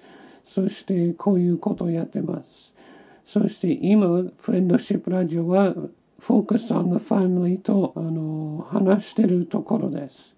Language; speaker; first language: Japanese; non-native, learner; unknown